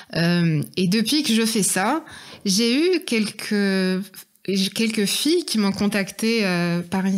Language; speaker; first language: French; non-native, local second language; Arabic